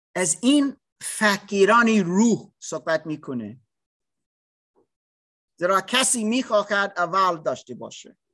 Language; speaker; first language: Persian; non-native, learner; English